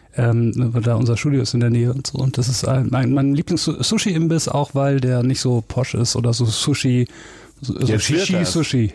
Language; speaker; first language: German; native; German